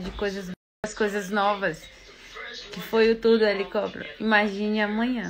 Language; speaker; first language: Portuguese; native; Portuguese